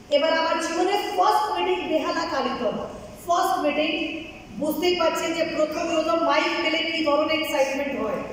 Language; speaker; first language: Bangla; non-native, local second language; Hindi